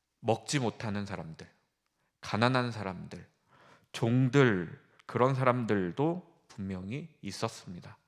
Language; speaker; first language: Korean; native; Korean